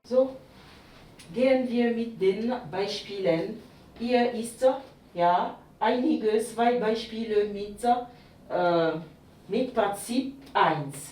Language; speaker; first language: German; non-native, fluent; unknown